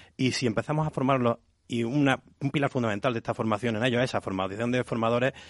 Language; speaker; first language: Spanish; native; Spanish